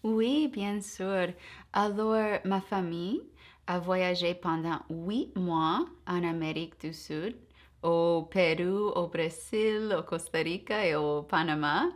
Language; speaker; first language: French; non-native, fluent; English